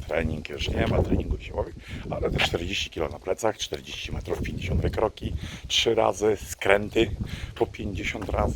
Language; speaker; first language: Polish; native; Polish